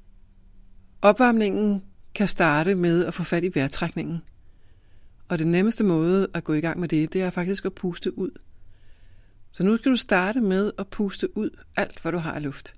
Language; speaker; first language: Danish; native; Danish